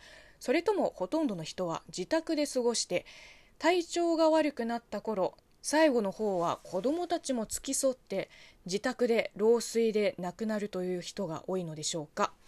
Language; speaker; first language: Japanese; non-native, fluent; Chinese